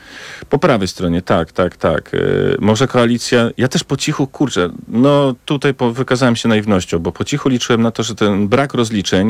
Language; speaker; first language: Polish; native; Polish